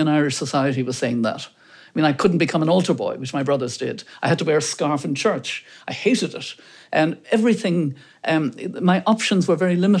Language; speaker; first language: English; native; English